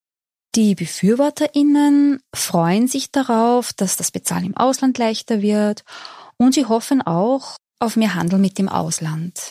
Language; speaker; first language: German; native; German